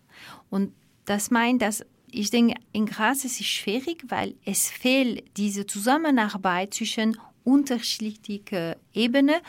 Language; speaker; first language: German; non-native, fluent; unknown